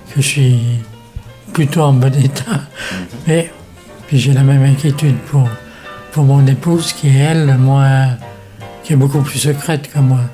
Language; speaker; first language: French; native; French